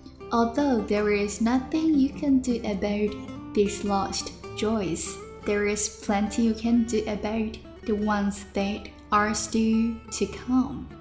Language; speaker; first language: English; non-native, fluent; Chinese